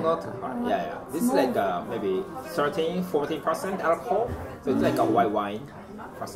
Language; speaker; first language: English; non-native, fluent; Japanese